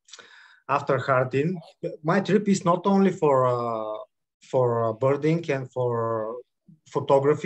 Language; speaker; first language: English; non-native, learner; Bulgarian